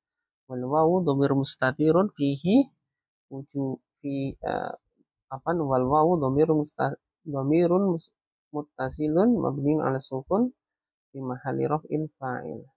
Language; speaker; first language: Arabic; non-native, fluent; Indonesian